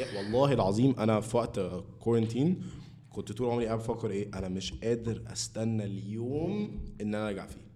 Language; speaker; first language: Arabic; early bilingual, heritage; Arabic